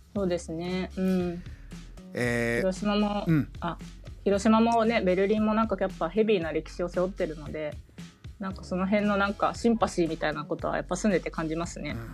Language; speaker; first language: Japanese; native; Japanese